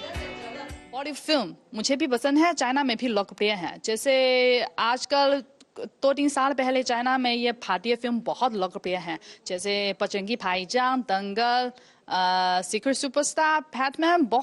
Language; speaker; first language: Hindi; non-native, learner; Chinese